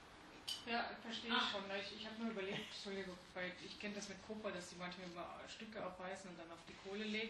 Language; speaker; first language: German; native; German